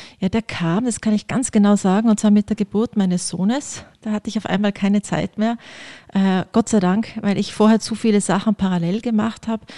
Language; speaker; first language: German; early bilingual, other home language; Polish